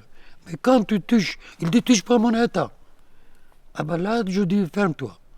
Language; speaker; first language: French; non-native, learner; Kurdish